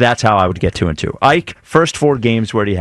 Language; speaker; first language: English; native; English